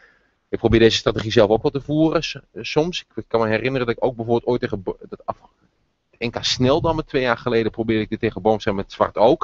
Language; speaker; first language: Dutch; native; Dutch